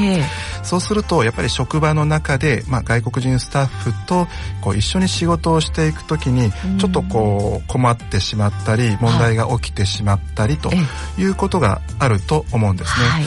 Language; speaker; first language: Japanese; native; Japanese